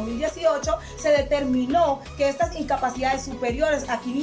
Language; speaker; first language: Spanish; native; Spanish